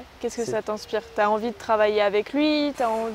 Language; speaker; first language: French; native; French